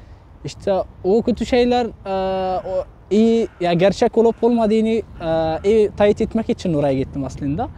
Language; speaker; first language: Turkish; non-native, fluent; Arabic